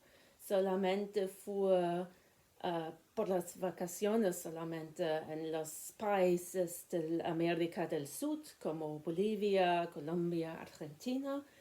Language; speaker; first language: Spanish; non-native, learner; German